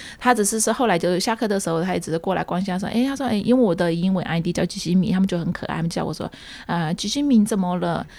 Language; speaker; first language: Chinese; early bilingual, heritage; Chinese